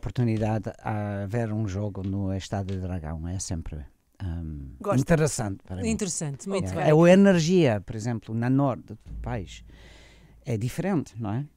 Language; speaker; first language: Portuguese; non-native, learner; English